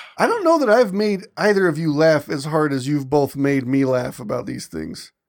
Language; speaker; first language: English; native; English